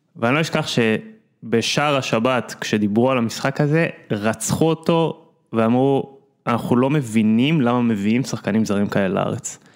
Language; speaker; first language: Hebrew; native; Hebrew